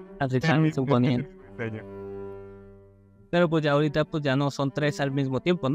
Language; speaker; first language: Spanish; native; Spanish